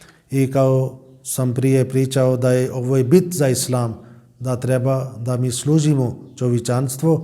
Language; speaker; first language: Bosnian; non-native, learner; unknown